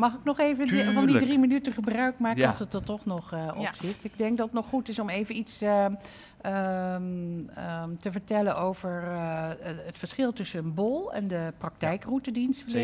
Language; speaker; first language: Dutch; native; Dutch